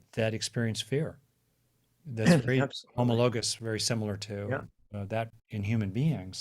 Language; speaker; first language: English; native; English